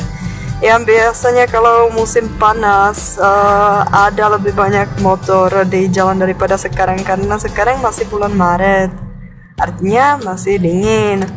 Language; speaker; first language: Indonesian; non-native, fluent; Czech